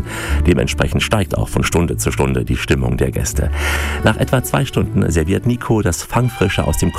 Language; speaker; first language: German; native; German